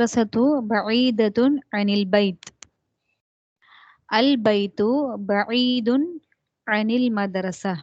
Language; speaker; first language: Arabic; non-native, learner; Tamil